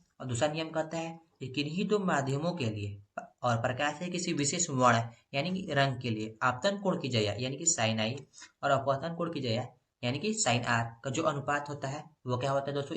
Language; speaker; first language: Hindi; native; Hindi